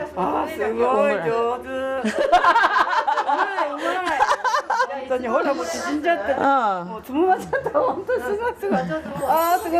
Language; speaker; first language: Japanese; native; Japanese